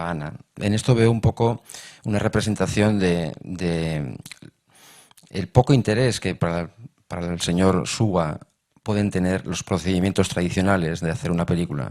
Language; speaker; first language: Spanish; native; Spanish